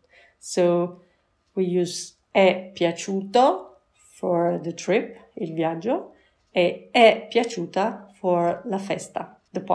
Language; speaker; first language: Italian; non-native, fluent; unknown